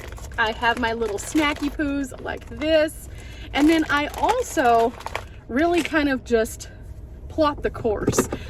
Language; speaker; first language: English; native; English